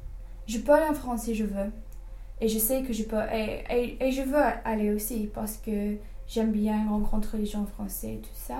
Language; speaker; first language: French; non-native, fluent; English